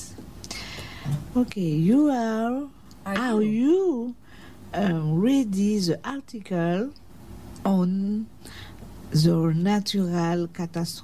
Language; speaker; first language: English; non-native, learner; French